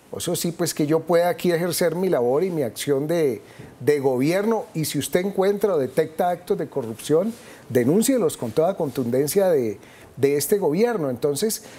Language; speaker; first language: Spanish; native; Spanish